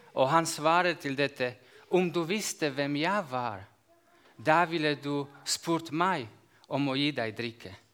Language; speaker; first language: Norwegian; non-native, fluent; Slovak